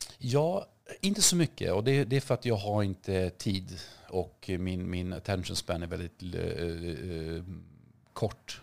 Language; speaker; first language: Swedish; early bilingual, other home language; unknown